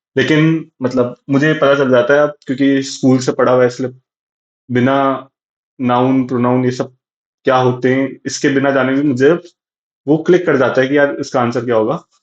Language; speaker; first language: Hindi; native; Hindi